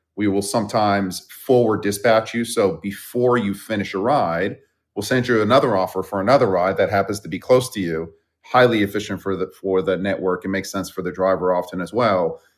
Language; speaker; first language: English; early bilingual, other home language; Persian